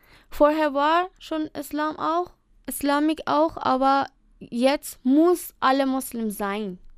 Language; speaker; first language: German; non-native, learner; Persian